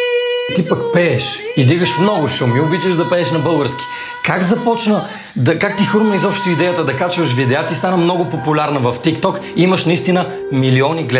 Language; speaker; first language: Bulgarian; native; Bulgarian